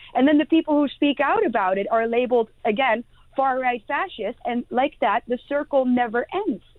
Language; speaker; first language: English; non-native, fluent; Dutch